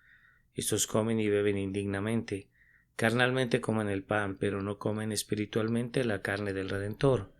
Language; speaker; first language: Spanish; native; Spanish